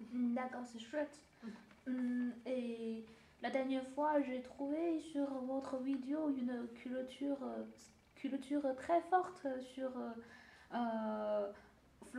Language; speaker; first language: French; non-native, learner; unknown